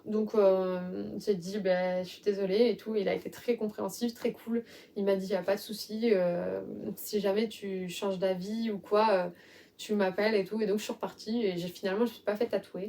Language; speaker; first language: French; native; French